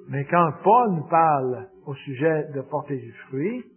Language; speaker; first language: French; native; French